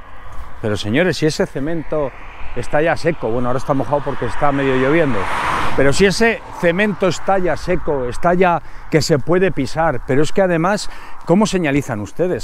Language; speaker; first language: Spanish; native; Spanish